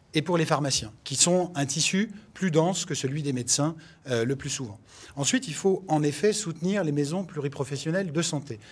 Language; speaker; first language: French; native; French